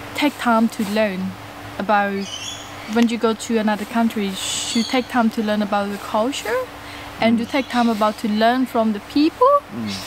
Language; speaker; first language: English; non-native, learner; Khmer